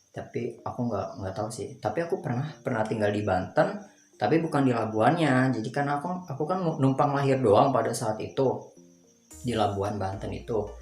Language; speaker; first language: Indonesian; native; Indonesian